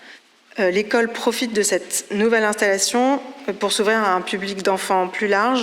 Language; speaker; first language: French; native; French